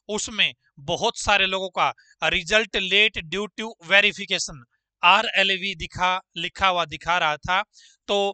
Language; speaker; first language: Hindi; native; Hindi